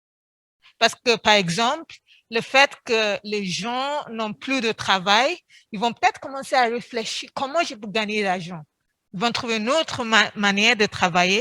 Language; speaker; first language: French; non-native, fluent; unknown